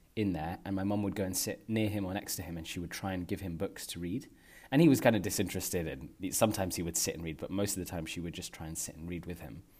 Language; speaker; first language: English; native; English